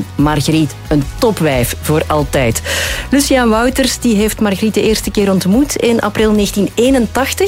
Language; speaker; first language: Dutch; native; Dutch